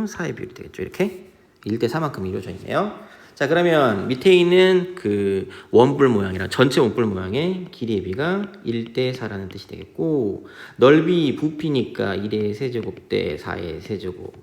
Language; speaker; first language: Korean; native; Korean